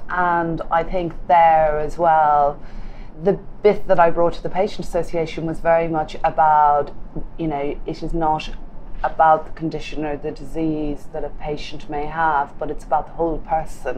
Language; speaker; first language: English; native; English